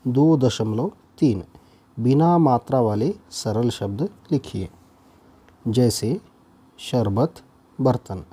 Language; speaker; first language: Hindi; non-native, local second language; Kannada